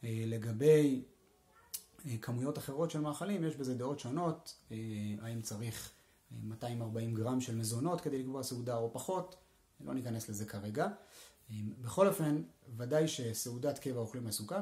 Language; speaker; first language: Hebrew; native; Hebrew